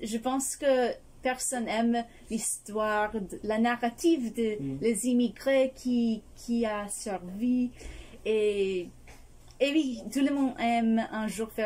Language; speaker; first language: French; non-native, fluent; English